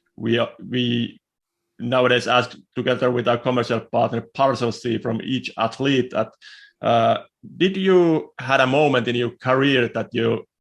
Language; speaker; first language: English; non-native, fluent; Finnish